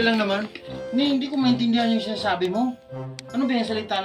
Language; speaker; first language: Filipino; non-native, local second language; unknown